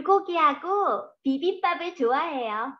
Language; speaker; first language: Korean; non-native, learner; Vietnamese